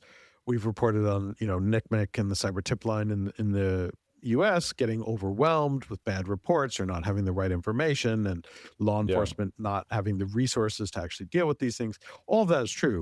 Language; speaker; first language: English; native; English